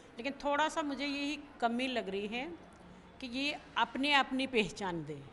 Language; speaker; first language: Hindi; non-native, local second language; Bhili